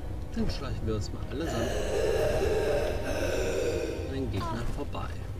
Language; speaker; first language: German; native; German